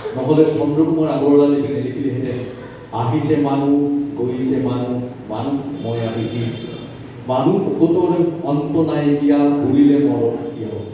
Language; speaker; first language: Assamese; native; Assamese